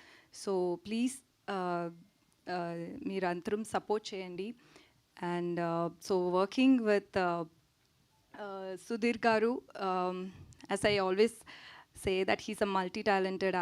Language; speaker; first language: Telugu; non-native, learner; Tamil